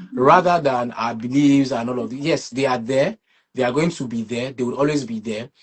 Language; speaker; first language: English; non-native, local second language; Yoruba